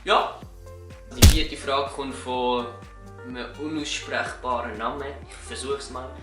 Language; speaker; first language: German; native; German